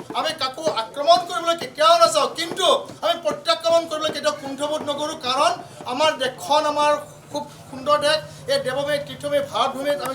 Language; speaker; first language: Assamese; native; Assamese